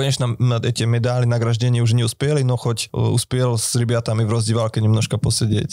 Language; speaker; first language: Russian; non-native, fluent; Slovak